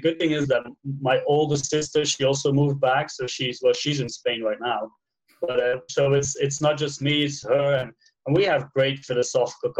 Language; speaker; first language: English; non-native, fluent; Dutch